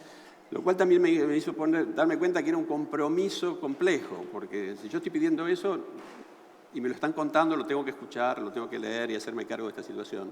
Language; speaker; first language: Spanish; native; Spanish